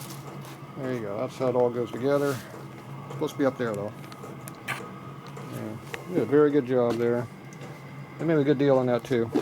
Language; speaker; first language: English; native; English